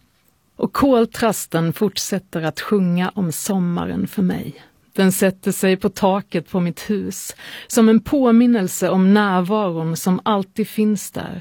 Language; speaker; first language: Swedish; native; Swedish